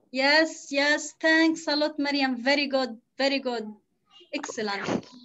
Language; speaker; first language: English; non-native, fluent; Arabic